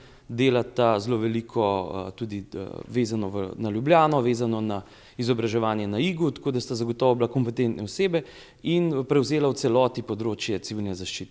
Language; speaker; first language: Slovenian; native; Slovenian